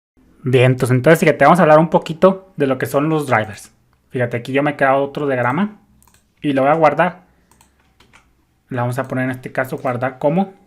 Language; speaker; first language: Spanish; native; Spanish